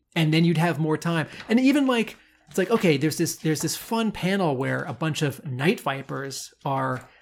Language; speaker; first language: English; native; English